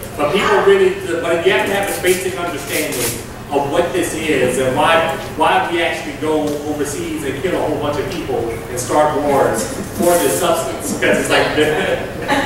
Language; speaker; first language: English; native; English